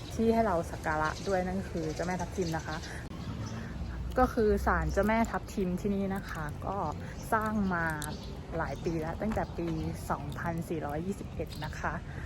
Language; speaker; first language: Thai; native; Thai